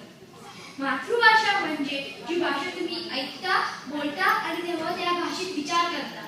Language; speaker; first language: Marathi; early bilingual, heritage; Marathi